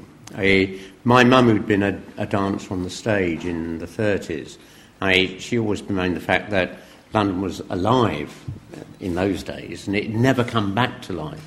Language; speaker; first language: English; native; English